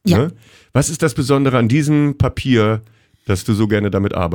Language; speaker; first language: German; native; German